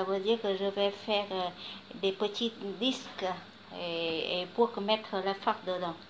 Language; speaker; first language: French; non-native, learner; Vietnamese